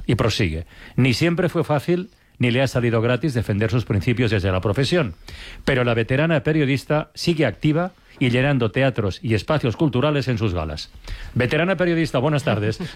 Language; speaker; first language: Spanish; native; Spanish